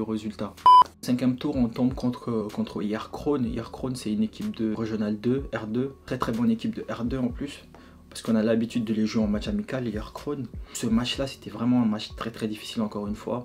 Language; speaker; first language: French; native; French